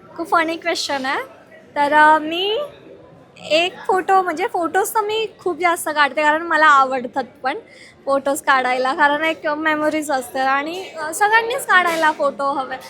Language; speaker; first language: Marathi; non-native, local second language; Lambadi